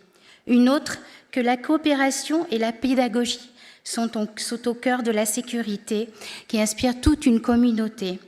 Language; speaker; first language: French; native; French